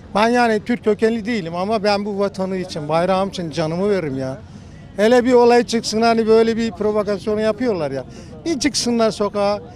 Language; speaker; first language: Turkish; non-native, local second language; Kurdish